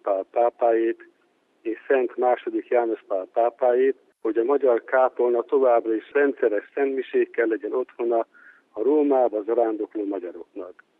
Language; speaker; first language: Hungarian; native; Hungarian